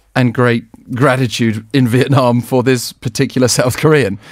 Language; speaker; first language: English; native; English